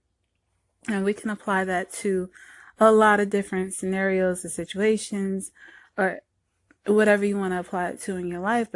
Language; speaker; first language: English; native; English